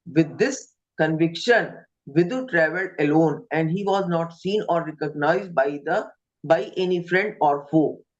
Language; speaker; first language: English; non-native, local second language; Hindi